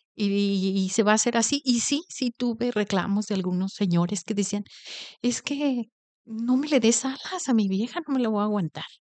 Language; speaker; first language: Spanish; native; Spanish